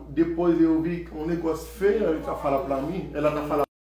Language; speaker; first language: Portuguese; non-native, learner; Haitian Creole